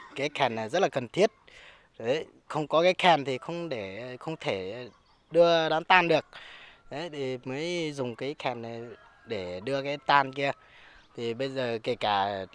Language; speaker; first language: Vietnamese; non-native, local second language; Hmong